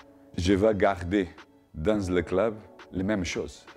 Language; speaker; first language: French; non-native, learner; Portuguese